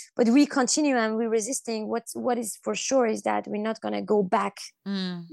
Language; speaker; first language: English; non-native, fluent; Persian